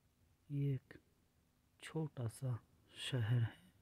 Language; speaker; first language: Hindi; non-native, local second language; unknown